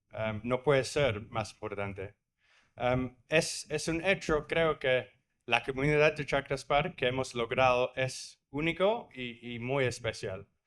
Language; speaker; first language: Spanish; non-native, fluent; English